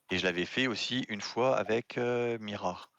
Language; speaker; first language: French; native; French